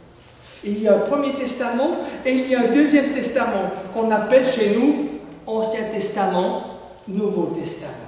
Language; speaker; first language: French; native; French